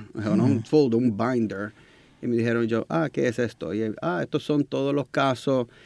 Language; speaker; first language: Spanish; early bilingual, heritage; Spanish